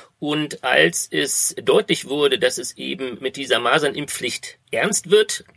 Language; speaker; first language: German; native; German